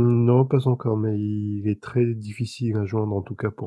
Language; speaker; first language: French; native; French